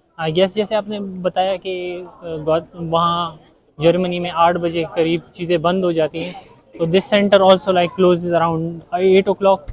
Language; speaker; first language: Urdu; native; Urdu